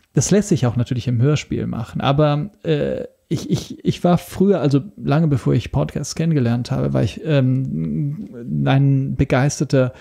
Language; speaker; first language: German; non-native, fluent; Italian